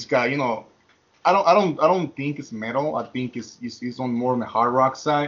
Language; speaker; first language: English; non-native, fluent; Spanish